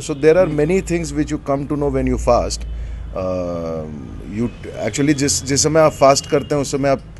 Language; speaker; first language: Hindi; native; Hindi